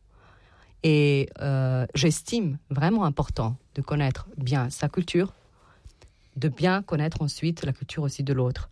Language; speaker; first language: French; non-native, fluent; Serbian